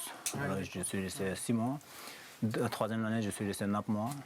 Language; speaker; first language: French; non-native, fluent; Sherpa